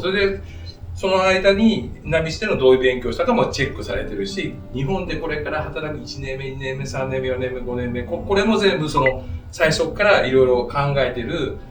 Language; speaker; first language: Japanese; native; Japanese